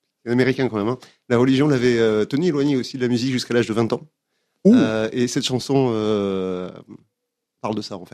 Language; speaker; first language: French; native; French